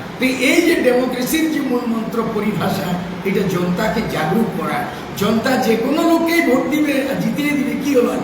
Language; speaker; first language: Bangla; non-native, local second language; Santali